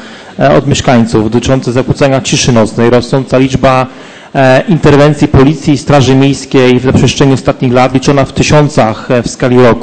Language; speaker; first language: Polish; native; Polish